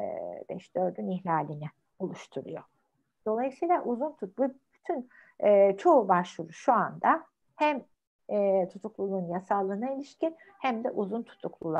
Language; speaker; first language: Turkish; native; Turkish